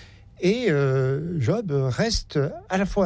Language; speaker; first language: French; native; French